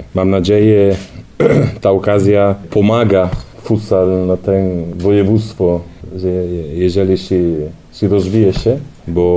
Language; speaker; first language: Polish; non-native, learner; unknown